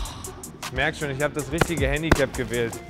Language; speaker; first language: German; native; German